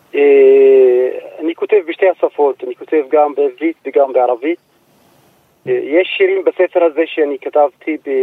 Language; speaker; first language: Hebrew; non-native, local second language; Arabic